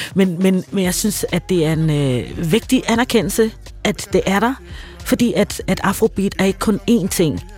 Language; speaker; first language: Danish; non-native, fluent; Swahili